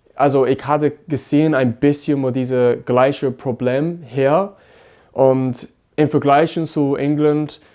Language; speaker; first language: German; non-native, learner; English